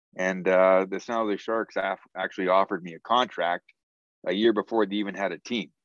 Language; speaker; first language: English; native; English